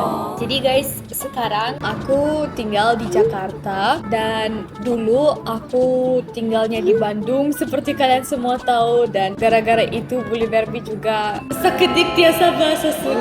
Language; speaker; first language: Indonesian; non-native, fluent; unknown